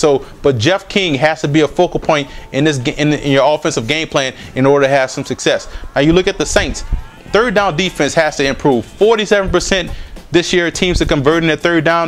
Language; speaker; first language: English; native; English